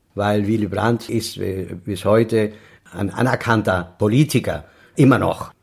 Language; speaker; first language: German; non-native, fluent; Spanish